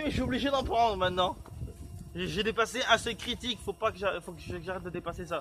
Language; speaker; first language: French; native; French